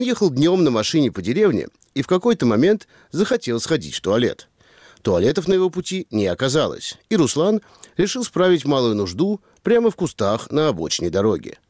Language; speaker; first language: Russian; native; Russian